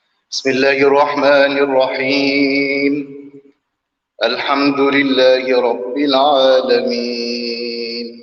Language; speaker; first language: Arabic; native; Arabic